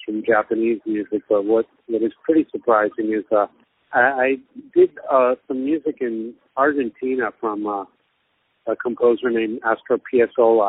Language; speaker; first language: English; native; English